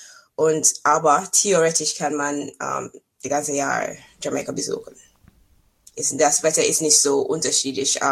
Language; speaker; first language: German; non-native, fluent; English